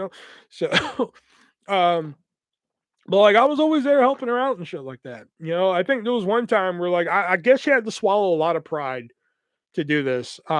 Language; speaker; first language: English; native; English